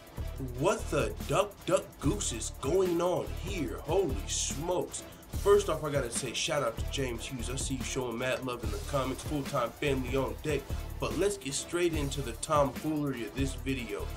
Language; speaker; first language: English; native; English